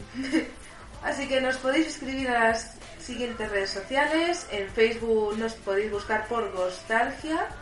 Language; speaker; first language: Spanish; native; Spanish